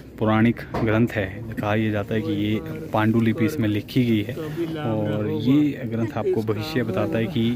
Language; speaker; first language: Hindi; native; Hindi